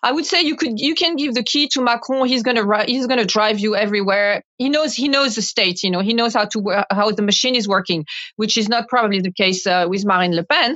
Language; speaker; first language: English; non-native, fluent; French